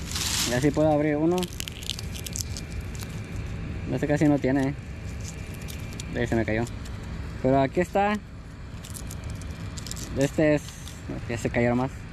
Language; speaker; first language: Spanish; native; Spanish